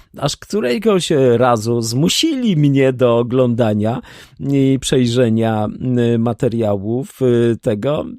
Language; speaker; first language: Polish; native; Polish